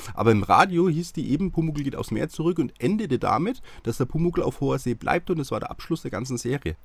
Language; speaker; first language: German; native; German